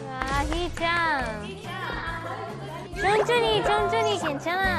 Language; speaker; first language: Korean; non-native, learner; Japanese